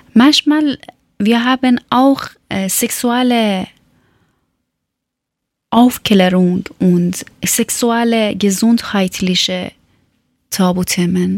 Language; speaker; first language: German; non-native, learner; Persian